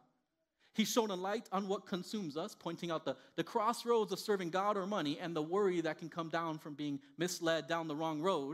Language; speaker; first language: English; early bilingual, other home language; Spanish